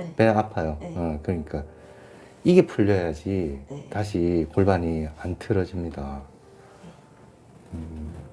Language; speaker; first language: Korean; native; Korean